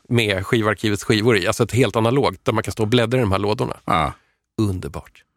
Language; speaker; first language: Swedish; native; Swedish